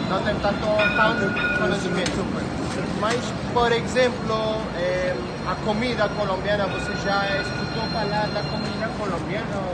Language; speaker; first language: Portuguese; non-native, learner; French